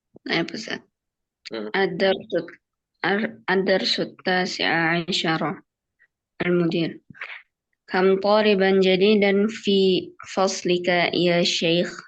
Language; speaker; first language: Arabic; non-native, learner; Indonesian